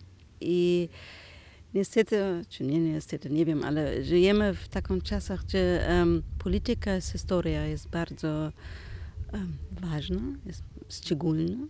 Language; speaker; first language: Polish; non-native, learner; German